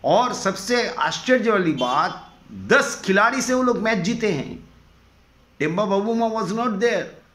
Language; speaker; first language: Hindi; non-native, local second language; Bangla